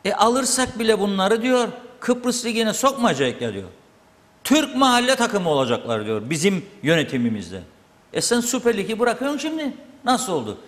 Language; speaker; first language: Turkish; native; Turkish